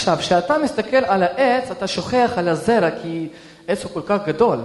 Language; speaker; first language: Hebrew; early bilingual, other home language; Russian